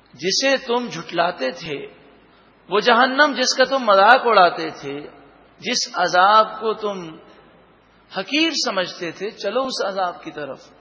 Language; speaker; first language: Urdu; native; Urdu